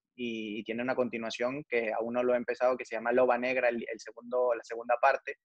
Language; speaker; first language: Spanish; native; Spanish